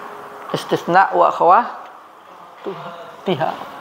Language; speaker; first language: Arabic; non-native, fluent; Indonesian